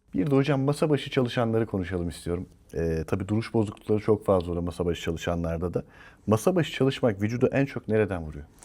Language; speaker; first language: Turkish; native; Turkish